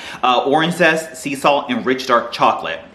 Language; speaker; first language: English; native; English